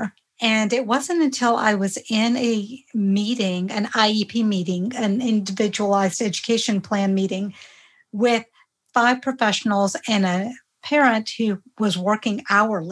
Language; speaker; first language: English; early bilingual, other home language; Hindi